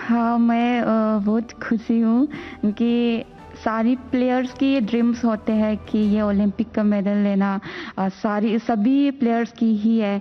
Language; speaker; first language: Hindi; non-native, local second language; Manipuri